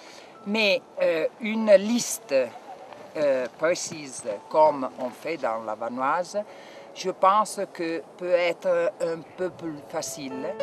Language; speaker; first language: French; non-native, fluent; Italian